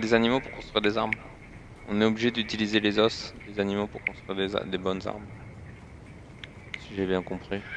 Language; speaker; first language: French; native; French